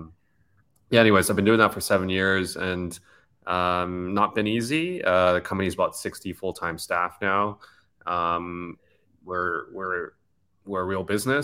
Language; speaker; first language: English; native; English